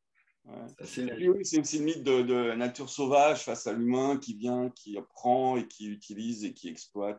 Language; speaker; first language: French; native; French